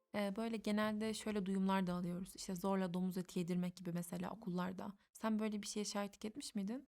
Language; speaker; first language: Turkish; native; Turkish